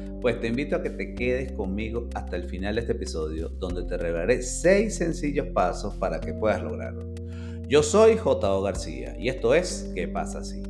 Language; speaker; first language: Spanish; native; Spanish